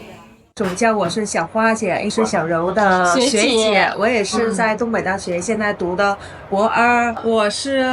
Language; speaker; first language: Chinese; non-native, fluent; Vietnamese